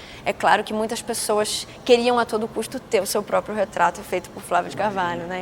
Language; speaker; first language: Portuguese; native; Portuguese